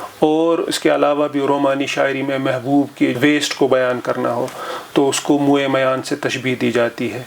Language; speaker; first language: Urdu; non-native, local second language; Kashmiri